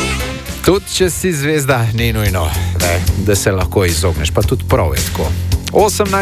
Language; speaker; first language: Slovenian; native; Slovenian